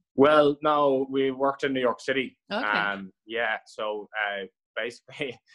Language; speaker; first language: English; native; English